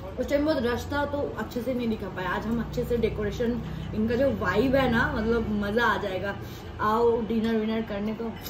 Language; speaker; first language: Hindi; non-native, local second language; Bangla